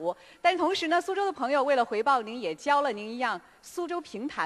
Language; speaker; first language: Chinese; native; Chinese